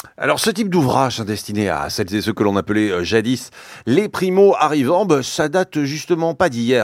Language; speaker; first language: French; native; French